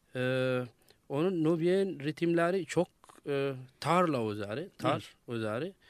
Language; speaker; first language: Turkish; non-native, fluent; Arabic